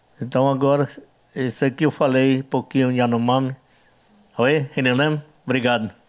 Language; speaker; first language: Portuguese; non-native, learner; Yanomámi